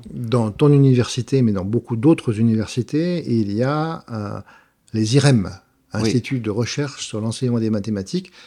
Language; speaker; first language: French; native; French